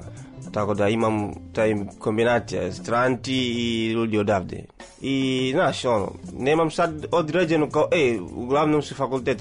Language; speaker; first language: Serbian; non-native, learner; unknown